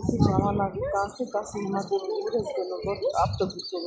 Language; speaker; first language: Greek; non-native, learner; Armenian